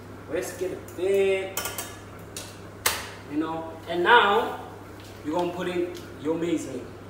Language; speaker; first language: English; non-native, local second language; Xhosa